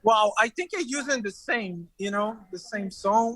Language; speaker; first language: English; non-native, learner; Portuguese